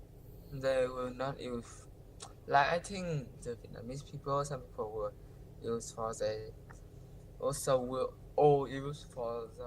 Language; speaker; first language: English; non-native, learner; Vietnamese